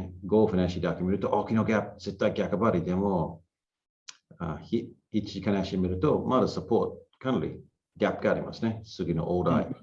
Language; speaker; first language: Japanese; non-native, learner; English